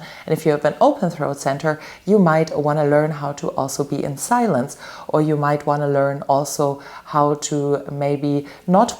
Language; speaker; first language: English; non-native, fluent; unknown